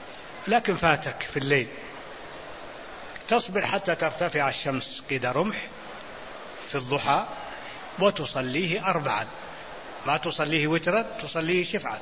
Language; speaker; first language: Arabic; native; Arabic